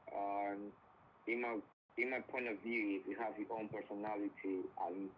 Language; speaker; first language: English; non-native, fluent; Spanish